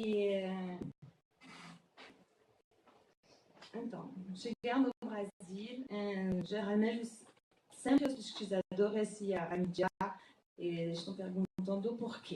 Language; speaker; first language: Portuguese; non-native, fluent; French